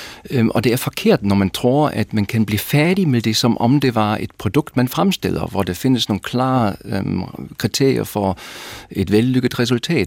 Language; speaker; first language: Danish; native; Danish